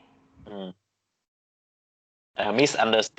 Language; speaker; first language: English; non-native, learner; Vietnamese